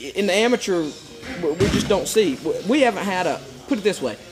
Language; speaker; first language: English; native; English